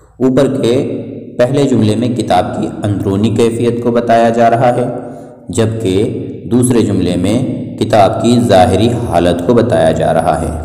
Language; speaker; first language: Urdu; native; Urdu